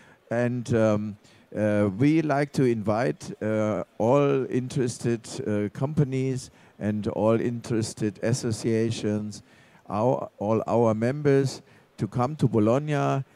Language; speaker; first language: English; non-native, fluent; German